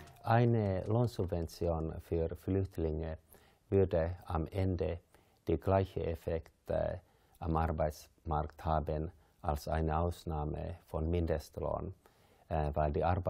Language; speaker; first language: German; non-native, fluent; Finnish